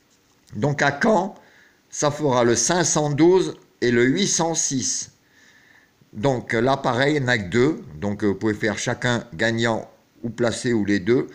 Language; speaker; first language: French; native; French